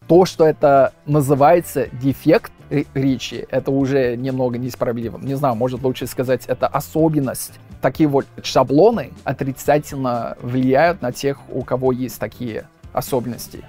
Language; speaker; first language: Russian; non-native, fluent; English